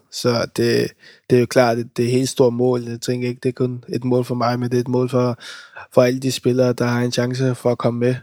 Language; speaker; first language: Danish; early bilingual, other home language; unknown